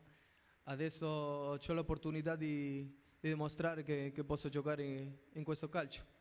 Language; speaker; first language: Italian; non-native, fluent; Spanish